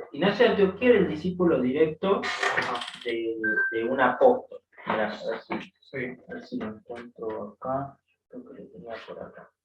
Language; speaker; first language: Spanish; native; Spanish